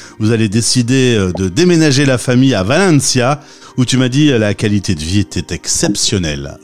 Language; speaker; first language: French; native; French